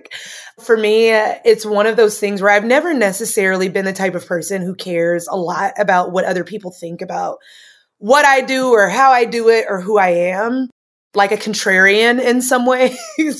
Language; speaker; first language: English; native; English